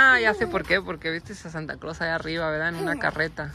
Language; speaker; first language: Spanish; native; Spanish